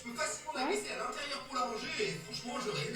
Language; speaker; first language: French; native; French